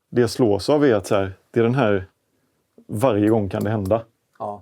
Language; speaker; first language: Swedish; native; Swedish